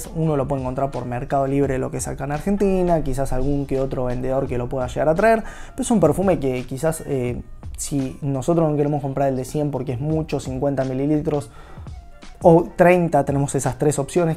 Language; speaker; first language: Spanish; native; Spanish